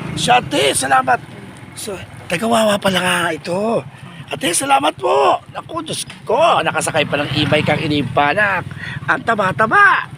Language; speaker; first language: Filipino; native; Filipino